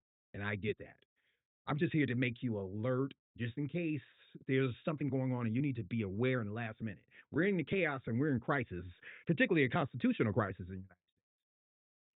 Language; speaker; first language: English; native; English